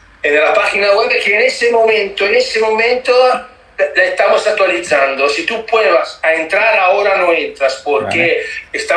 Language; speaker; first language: Spanish; non-native, learner; Italian